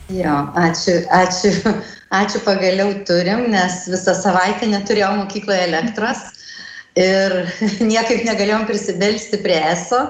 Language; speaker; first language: Lithuanian; native; Lithuanian